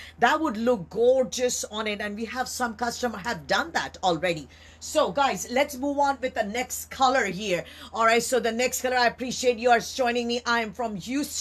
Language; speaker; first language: English; non-native, local second language; Urdu